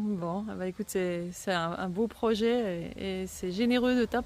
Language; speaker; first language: French; native; French